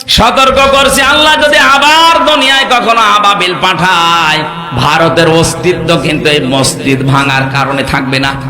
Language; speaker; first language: Bangla; native; Bangla